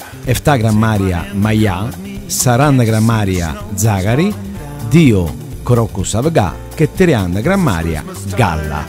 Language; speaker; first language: Greek; non-native, learner; Italian